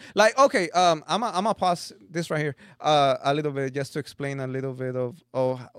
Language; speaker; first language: English; early bilingual, other home language; Spanish